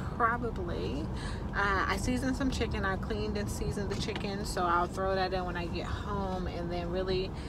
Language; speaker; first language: English; native; English